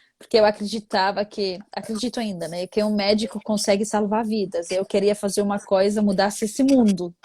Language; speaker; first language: Portuguese; non-native, fluent; Arabic